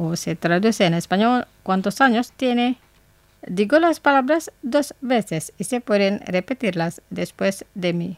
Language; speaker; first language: Spanish; non-native, fluent; Indonesian